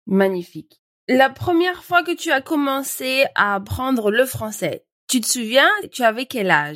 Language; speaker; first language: French; native; French